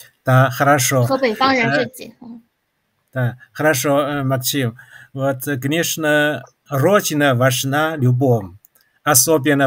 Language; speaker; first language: Russian; non-native, fluent; Chinese